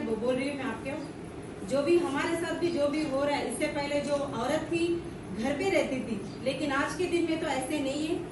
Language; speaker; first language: Hindi; non-native, local second language; Telugu